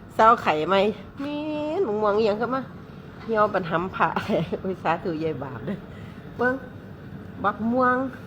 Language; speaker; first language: Thai; native; Thai